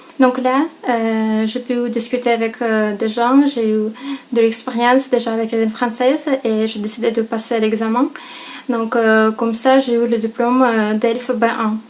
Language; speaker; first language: French; non-native, fluent; Russian